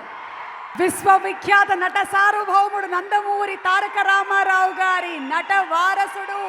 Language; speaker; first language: Telugu; native; Telugu